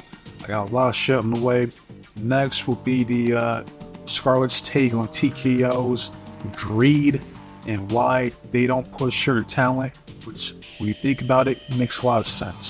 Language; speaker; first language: English; native; English